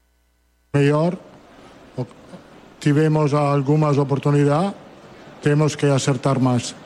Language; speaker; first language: Portuguese; non-native, fluent; Italian